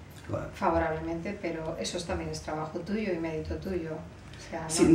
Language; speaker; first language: Spanish; native; Spanish